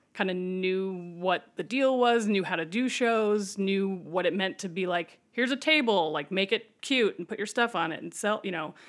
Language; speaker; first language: English; native; English